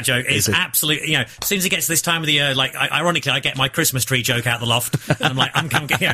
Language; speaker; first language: English; native; English